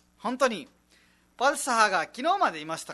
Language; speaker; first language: Japanese; non-native, fluent; Nepali